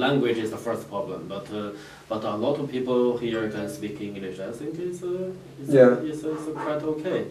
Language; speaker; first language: English; non-native, learner; Chinese